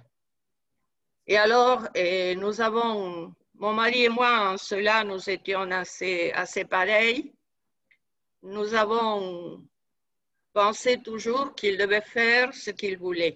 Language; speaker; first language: French; non-native, fluent; Spanish